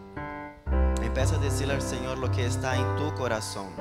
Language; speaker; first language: Spanish; non-native, learner; Portuguese